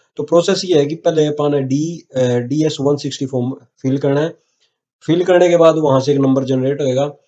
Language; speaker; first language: Hindi; native; Hindi